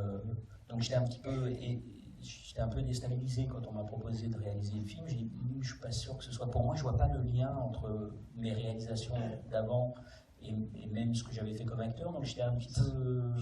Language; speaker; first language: French; native; French